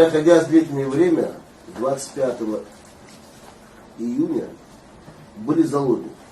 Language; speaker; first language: Russian; non-native, fluent; Tajik